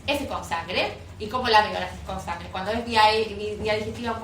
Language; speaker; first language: Spanish; native; Spanish